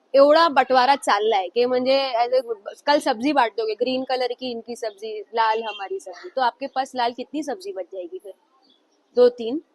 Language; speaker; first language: Hindi; non-native, local second language; Marathi